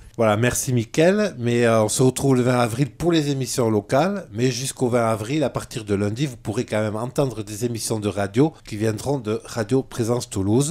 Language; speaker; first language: French; native; French